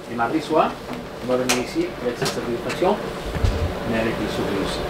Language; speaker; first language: French; non-native, fluent; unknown